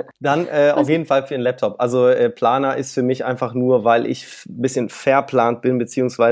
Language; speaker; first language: German; native; German